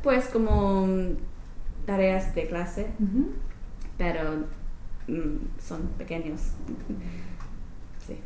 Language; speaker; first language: Spanish; non-native, learner; English